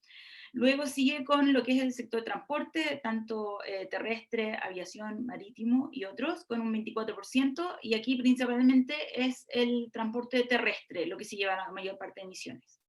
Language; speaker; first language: Spanish; native; Spanish